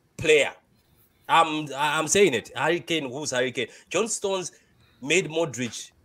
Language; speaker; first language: English; non-native, local second language; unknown